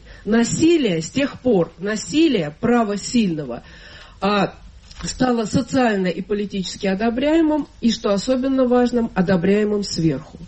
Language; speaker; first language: Russian; native; Russian